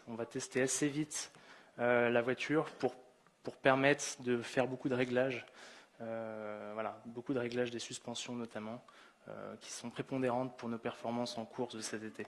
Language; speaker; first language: French; native; French